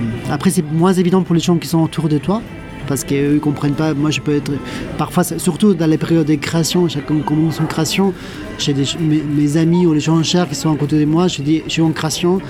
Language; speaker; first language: French; non-native, fluent; Spanish